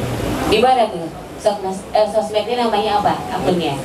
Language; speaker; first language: Indonesian; native; Indonesian